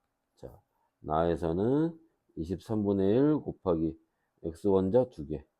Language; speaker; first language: Korean; native; Korean